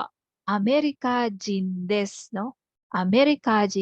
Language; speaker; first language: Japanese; non-native, fluent; Filipino